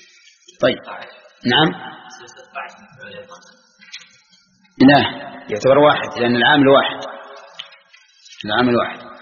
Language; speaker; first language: Arabic; native; Arabic